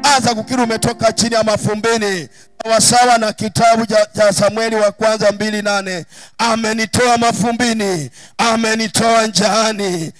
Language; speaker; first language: Swahili; non-native, local second language; Luyia